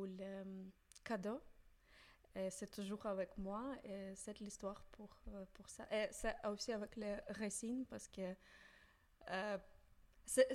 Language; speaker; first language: French; non-native, learner; Ukrainian